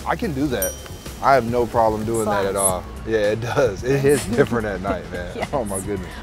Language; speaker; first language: English; native; English